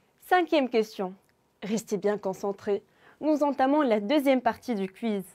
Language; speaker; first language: French; non-native, local second language; Arabic